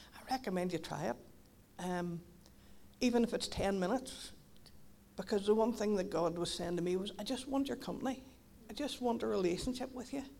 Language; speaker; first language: English; native; English